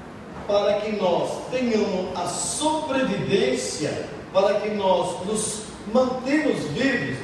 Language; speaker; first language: Portuguese; native; Portuguese